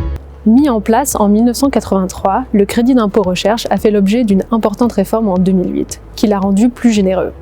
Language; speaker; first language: French; native; French